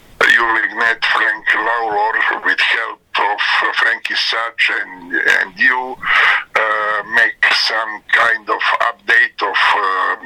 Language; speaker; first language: English; non-native, learner; Serbian